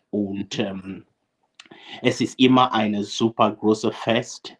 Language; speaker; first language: German; non-native, learner; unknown